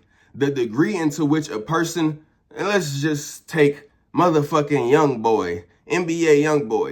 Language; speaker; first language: English; native; English